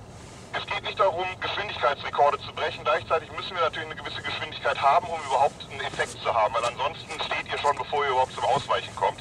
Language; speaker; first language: German; native; German